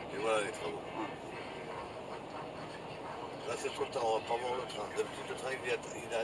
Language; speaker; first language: French; native; French